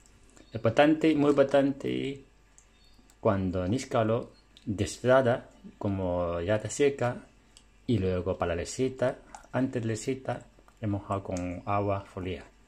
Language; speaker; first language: Spanish; non-native, learner; Chinese